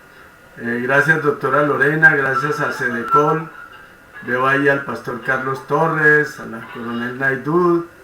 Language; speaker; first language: Spanish; native; Spanish